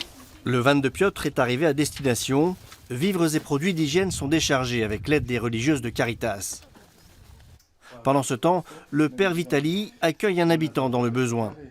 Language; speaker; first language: French; native; French